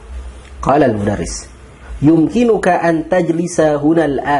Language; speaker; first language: Arabic; non-native, fluent; Indonesian